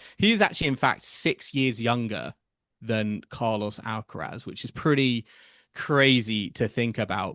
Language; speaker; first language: English; native; English